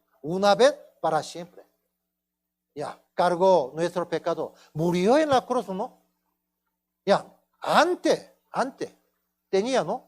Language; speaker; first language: Spanish; non-native, fluent; Korean